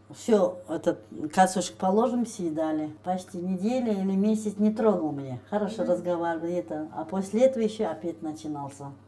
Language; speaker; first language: Russian; non-native, local second language; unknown